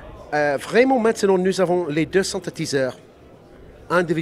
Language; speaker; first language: French; non-native, learner; English